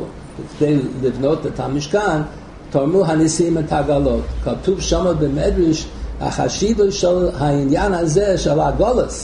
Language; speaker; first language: Hebrew; non-native, fluent; English